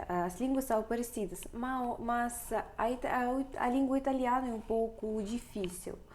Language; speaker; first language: Portuguese; non-native, fluent; Russian